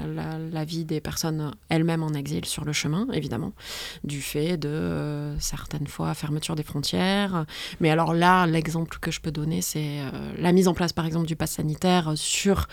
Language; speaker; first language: French; native; French